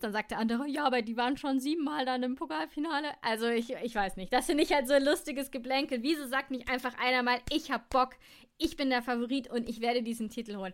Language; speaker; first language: German; native; German